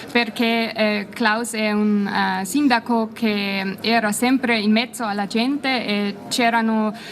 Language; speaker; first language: Italian; non-native, fluent; German